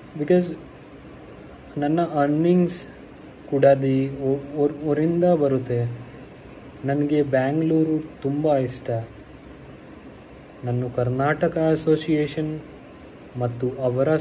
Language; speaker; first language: Kannada; non-native, learner; Hindi